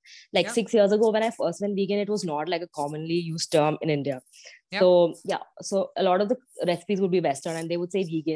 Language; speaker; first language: English; non-native, local second language; Malayalam